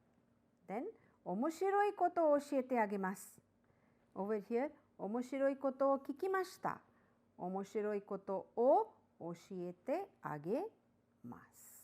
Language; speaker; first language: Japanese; non-native, fluent; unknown